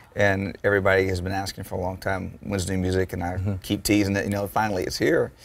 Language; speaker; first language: English; native; English